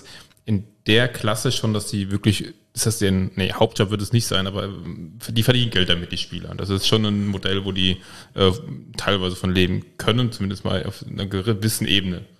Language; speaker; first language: German; native; German